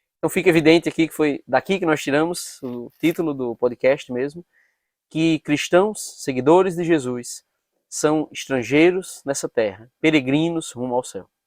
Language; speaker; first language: Portuguese; native; Portuguese